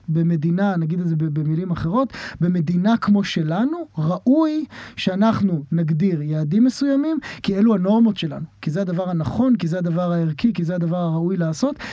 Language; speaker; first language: Hebrew; native; Hebrew